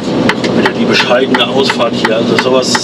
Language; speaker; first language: German; native; German